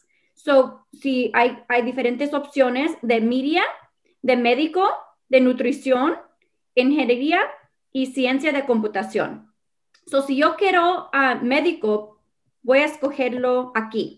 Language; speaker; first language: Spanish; early bilingual, other home language; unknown